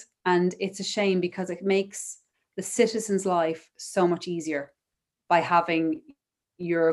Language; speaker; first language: English; native; English